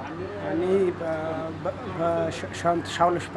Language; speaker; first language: Hebrew; non-native, learner; Amharic